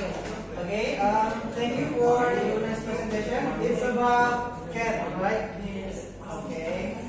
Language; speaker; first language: English; non-native, local second language; Indonesian